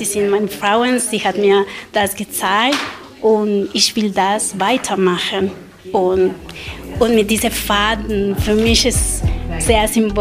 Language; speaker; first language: German; non-native, learner; Spanish